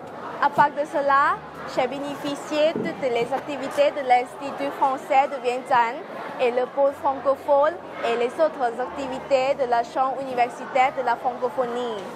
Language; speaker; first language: French; non-native, fluent; Lao